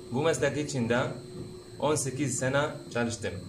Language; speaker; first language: Turkish; non-native, learner; Arabic